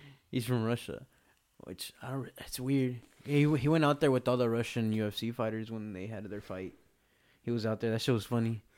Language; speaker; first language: English; early bilingual, other home language; Spanish